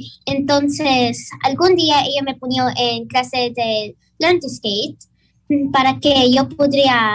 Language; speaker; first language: Spanish; early bilingual, heritage; Spanish